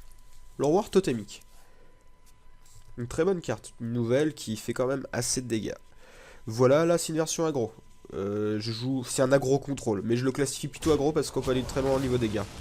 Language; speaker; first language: French; native; French